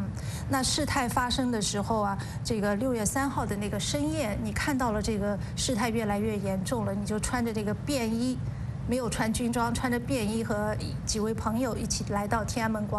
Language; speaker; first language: Chinese; native; Chinese